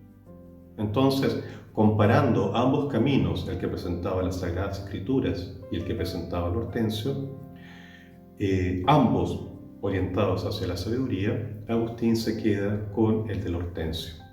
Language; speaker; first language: Spanish; native; Spanish